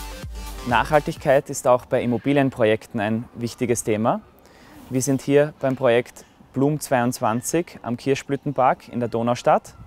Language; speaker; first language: German; native; German